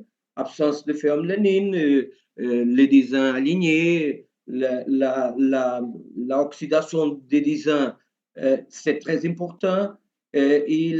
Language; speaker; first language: French; non-native, learner; Portuguese